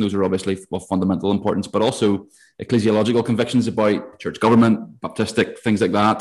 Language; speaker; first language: English; native; English